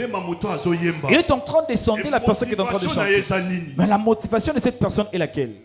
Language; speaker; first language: French; non-native, local second language; Lingala